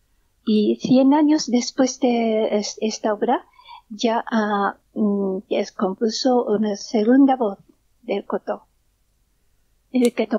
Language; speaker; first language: Spanish; non-native, learner; Japanese